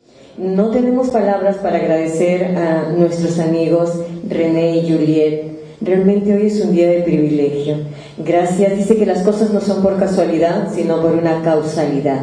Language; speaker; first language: Spanish; native; Spanish